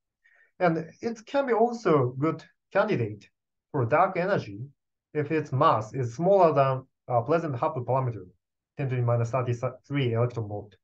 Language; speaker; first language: English; non-native, fluent; Japanese